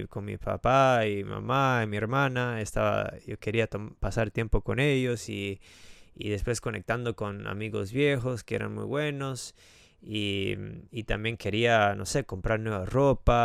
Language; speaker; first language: Spanish; non-native, fluent; English